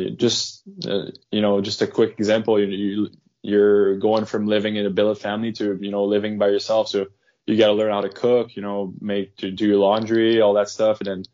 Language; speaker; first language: English; non-native, fluent; French